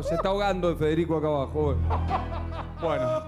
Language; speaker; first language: Spanish; native; Spanish